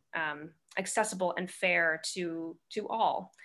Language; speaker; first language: English; native; English